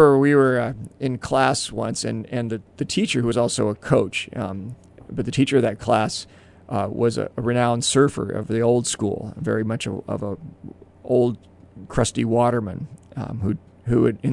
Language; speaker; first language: English; native; English